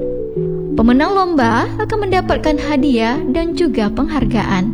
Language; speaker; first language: Indonesian; native; Indonesian